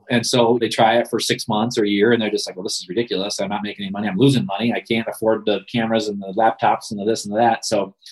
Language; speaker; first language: English; native; English